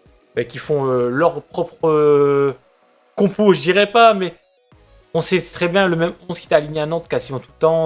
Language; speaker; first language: French; native; French